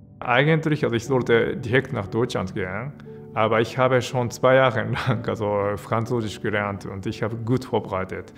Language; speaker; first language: German; non-native, fluent; Japanese